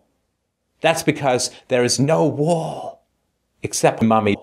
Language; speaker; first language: English; native; English